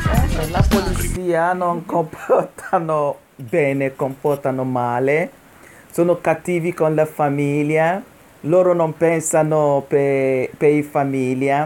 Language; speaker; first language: Italian; non-native, learner; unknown